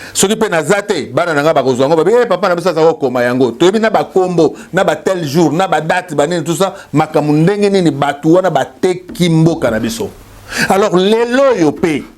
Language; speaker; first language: Lingala; native; Lingala